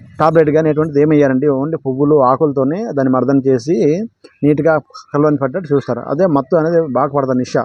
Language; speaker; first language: Telugu; non-native, local second language; Odia